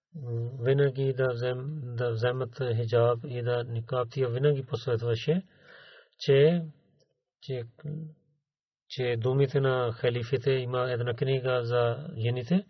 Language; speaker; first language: Bulgarian; non-native, learner; Urdu